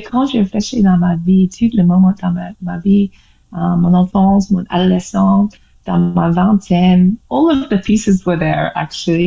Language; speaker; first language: French; non-native, learner; English